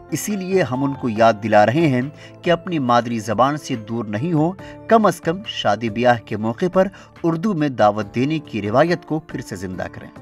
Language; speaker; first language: Hindi; native; Hindi